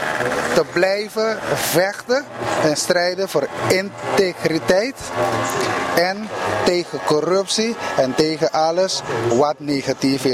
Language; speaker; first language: Dutch; non-native, local second language; Papiamento